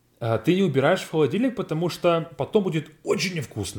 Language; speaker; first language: Russian; non-native, learner; English